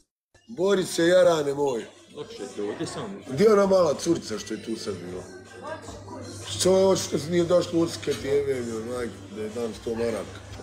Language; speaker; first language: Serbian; early bilingual, heritage; Bosnian